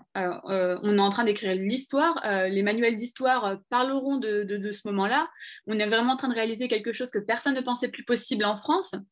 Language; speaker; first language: French; early bilingual, other home language; Arabic